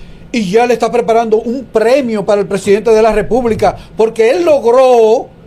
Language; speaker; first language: Spanish; native; Spanish